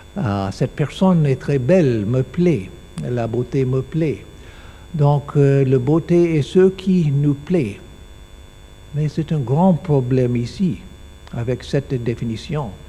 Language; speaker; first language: French; non-native, learner; English